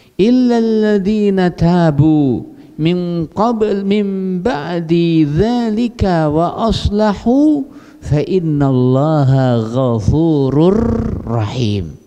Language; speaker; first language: Arabic; non-native, fluent; Javanese